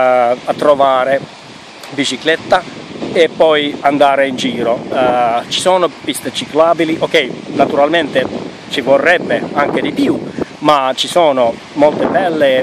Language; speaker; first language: Italian; non-native, fluent; Finnish